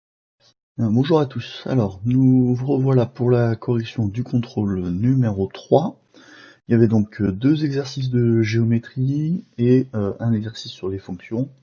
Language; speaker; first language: French; native; French